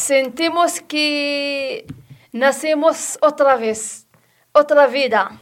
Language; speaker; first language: Spanish; non-native, learner; Arabic